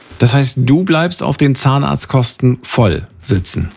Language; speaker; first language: German; native; German